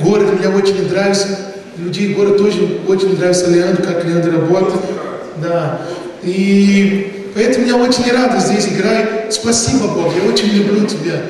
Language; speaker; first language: Russian; non-native, learner; Portuguese